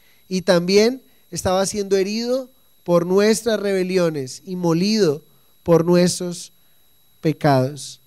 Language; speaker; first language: Spanish; native; Spanish